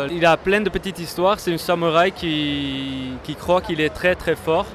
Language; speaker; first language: French; non-native, fluent; Dutch